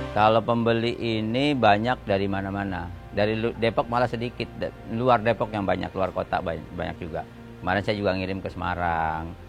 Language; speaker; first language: Indonesian; native; Indonesian